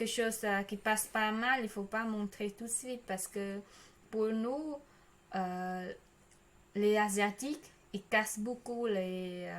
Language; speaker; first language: French; non-native, learner; Khmer